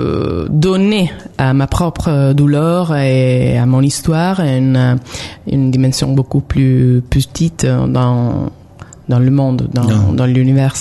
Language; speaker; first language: French; non-native, fluent; Italian